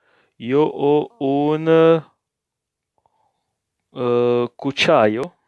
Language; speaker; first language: Italian; non-native, learner; English